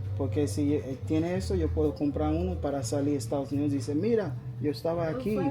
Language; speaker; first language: Spanish; non-native, learner; English